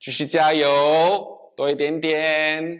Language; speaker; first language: Chinese; non-native, local second language; English